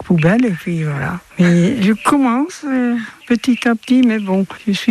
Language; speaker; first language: French; non-native, fluent; Dutch